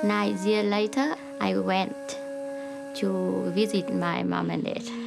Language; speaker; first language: English; non-native, learner; Vietnamese